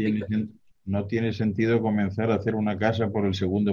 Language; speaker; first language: Spanish; native; Spanish